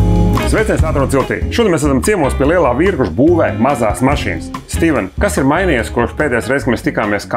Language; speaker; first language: Latvian; native; Latvian